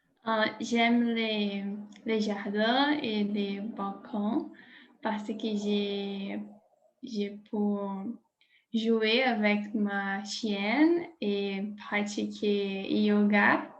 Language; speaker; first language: French; non-native, learner; Portuguese